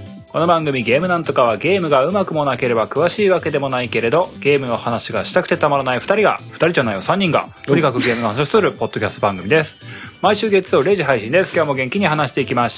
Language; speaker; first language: Japanese; native; Japanese